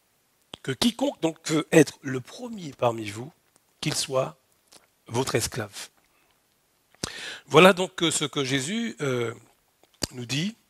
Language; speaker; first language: French; native; French